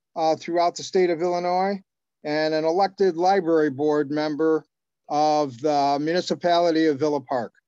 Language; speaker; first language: English; native; English